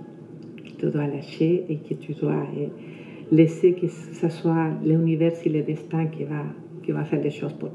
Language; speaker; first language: French; non-native, fluent; Spanish